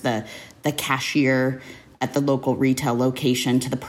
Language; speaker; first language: English; native; English